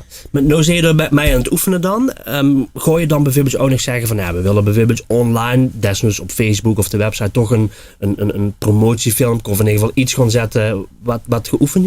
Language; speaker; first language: Dutch; native; Dutch